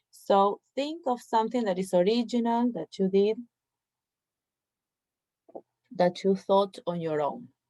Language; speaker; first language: English; non-native, fluent; Spanish